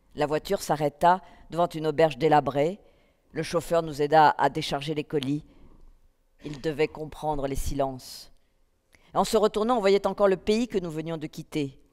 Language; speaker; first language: French; native; French